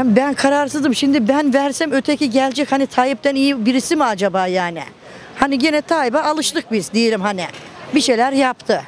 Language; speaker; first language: Turkish; native; Turkish